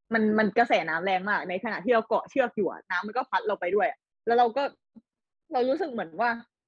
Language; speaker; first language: Thai; native; Thai